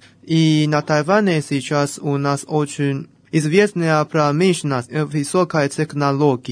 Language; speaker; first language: Russian; non-native, fluent; Chinese